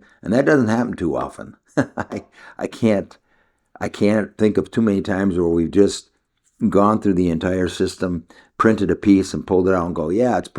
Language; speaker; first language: English; native; English